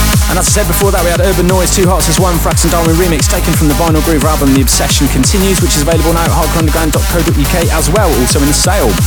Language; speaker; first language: English; native; English